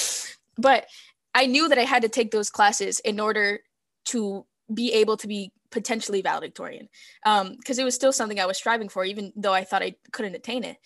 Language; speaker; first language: English; early bilingual, other home language; Spanish